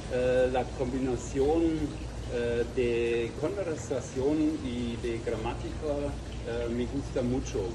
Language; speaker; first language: Spanish; non-native, learner; German